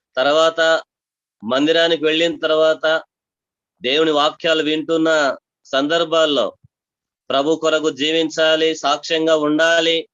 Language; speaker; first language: Telugu; non-native, local second language; Tamil